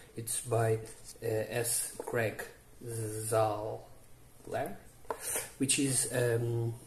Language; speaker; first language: English; non-native, learner; Portuguese